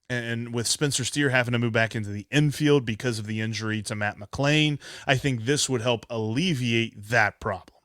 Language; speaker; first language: English; native; English